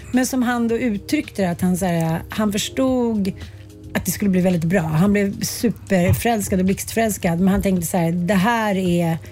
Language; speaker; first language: Swedish; native; Swedish